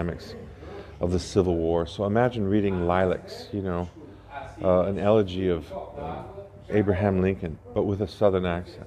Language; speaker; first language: English; native; English